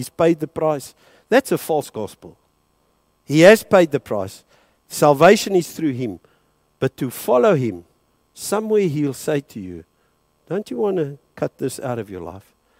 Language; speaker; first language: English; native; English